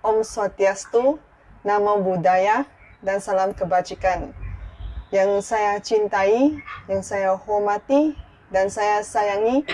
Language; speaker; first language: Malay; non-native, local second language; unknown